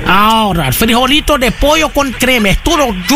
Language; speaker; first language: Spanish; non-native, learner; Portuguese